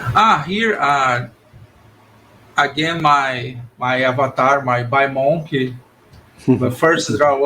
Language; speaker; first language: English; non-native, learner; Portuguese